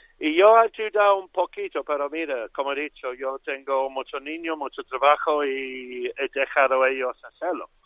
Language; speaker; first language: Spanish; non-native, fluent; English